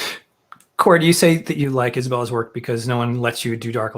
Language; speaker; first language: English; native; English